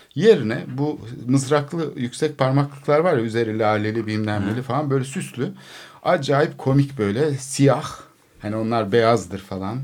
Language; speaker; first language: Turkish; native; Turkish